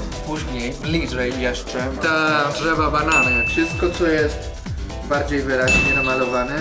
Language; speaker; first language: Polish; non-native, learner; Spanish